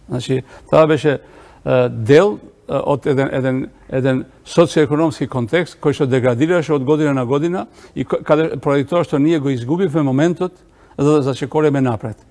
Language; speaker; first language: Macedonian; non-native, local second language; Albanian